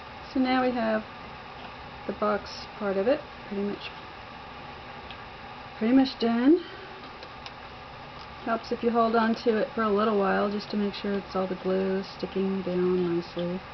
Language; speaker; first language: English; native; English